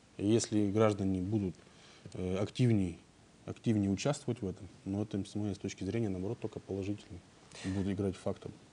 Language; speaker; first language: Russian; native; Russian